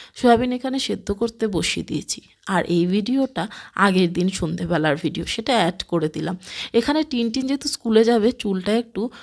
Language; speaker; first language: Bangla; native; Bangla